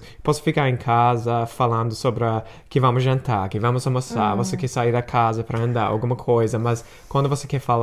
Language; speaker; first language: Portuguese; non-native, fluent; English